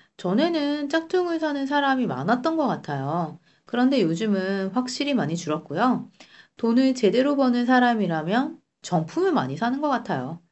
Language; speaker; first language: Korean; native; Korean